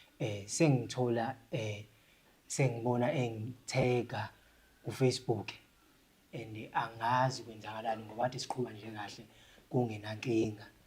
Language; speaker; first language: Zulu; native; Zulu